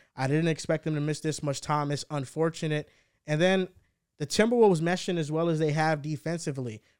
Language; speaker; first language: English; early bilingual, heritage; Spanish